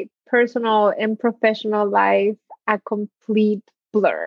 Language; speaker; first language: English; non-native, fluent; Spanish